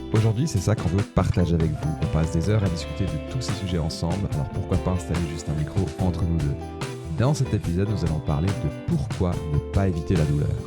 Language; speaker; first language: French; native; French